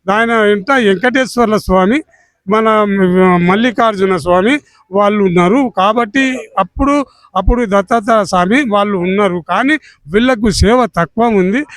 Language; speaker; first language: Telugu; non-native, local second language; Lambadi